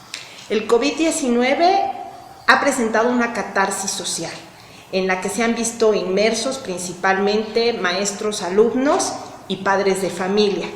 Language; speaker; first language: Spanish; native; Spanish